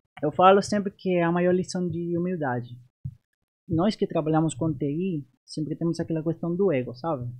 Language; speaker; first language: Portuguese; non-native, fluent; Spanish